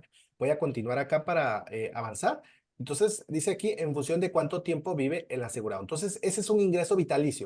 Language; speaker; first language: Spanish; native; Spanish